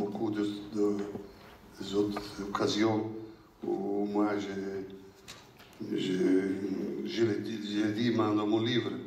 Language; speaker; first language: French; non-native, fluent; Italian